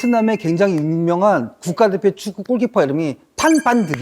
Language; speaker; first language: Korean; native; Korean